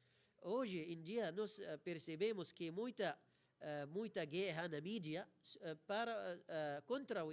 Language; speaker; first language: Portuguese; non-native, fluent; Arabic